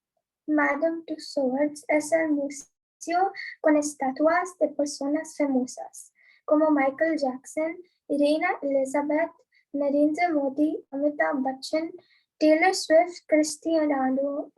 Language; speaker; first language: Spanish; non-native, learner; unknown